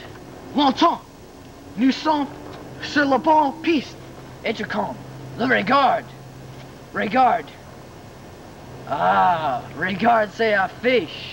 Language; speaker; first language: French; non-native, learner; English